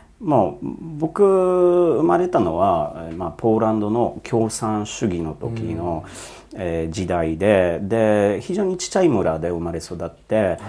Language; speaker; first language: Japanese; non-native, fluent; Polish